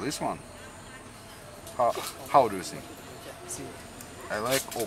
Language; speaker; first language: English; non-native, learner; Russian